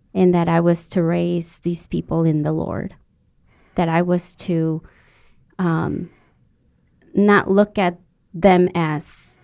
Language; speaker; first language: English; non-native, fluent; Spanish